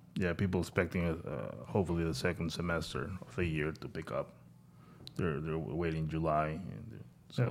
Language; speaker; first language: English; non-native, fluent; Spanish